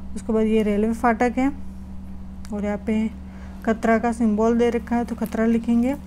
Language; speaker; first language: Hindi; non-native, local second language; Gujarati